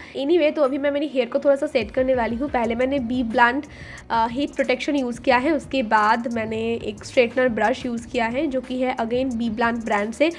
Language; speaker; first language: Hindi; non-native, local second language; Bangla